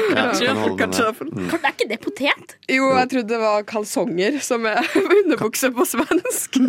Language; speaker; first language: Norwegian; native; Norwegian